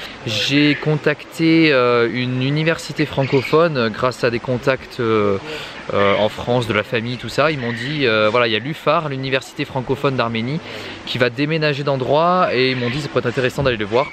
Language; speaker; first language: French; native; French